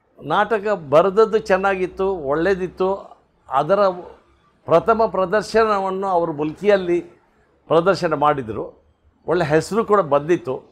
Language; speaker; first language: Kannada; non-native, local second language; Tulu